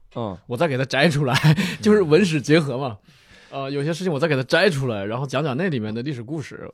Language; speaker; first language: Chinese; native; Chinese